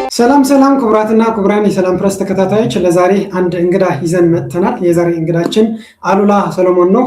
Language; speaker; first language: Amharic; non-native, local second language; Tigrinya